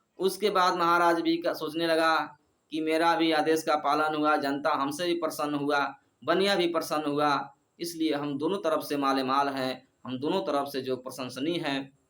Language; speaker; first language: Hindi; native; Hindi